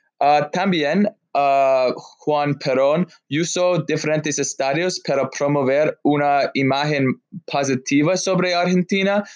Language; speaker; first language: Spanish; non-native, learner; English